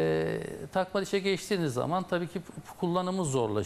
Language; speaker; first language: Turkish; native; Turkish